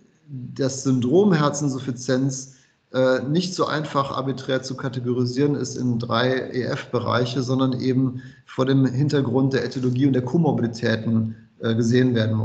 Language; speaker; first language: German; native; German